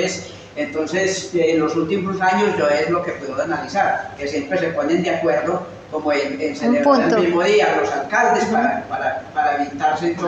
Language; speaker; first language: Spanish; native; Spanish